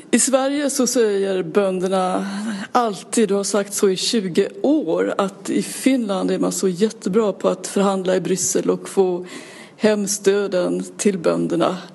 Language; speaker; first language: Swedish; native; Swedish